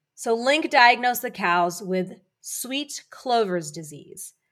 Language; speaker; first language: English; native; English